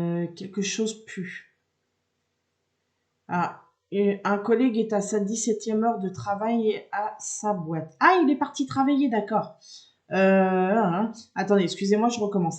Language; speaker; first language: French; native; French